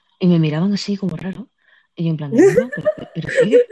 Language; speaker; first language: Spanish; native; Spanish